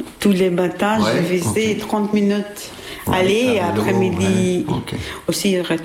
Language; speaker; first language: French; non-native, learner; Albanian